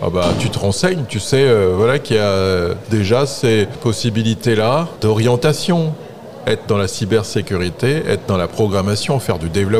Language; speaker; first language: French; native; French